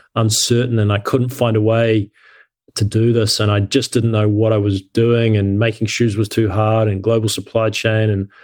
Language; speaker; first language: English; native; English